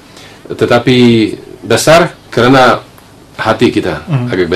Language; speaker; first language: Indonesian; non-native, fluent; Slovak